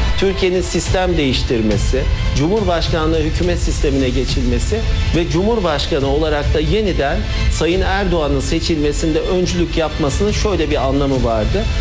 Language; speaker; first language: Turkish; native; Turkish